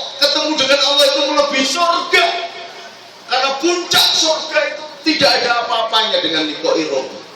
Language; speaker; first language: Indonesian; non-native, local second language; Javanese